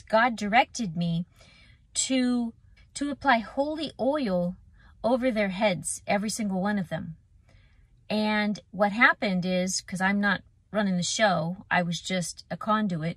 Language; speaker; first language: English; native; English